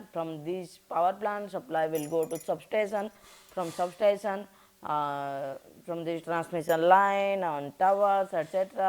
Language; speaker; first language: English; non-native, local second language; Odia